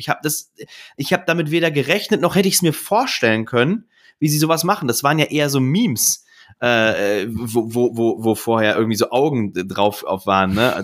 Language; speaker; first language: German; native; German